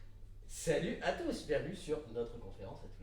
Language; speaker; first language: French; native; French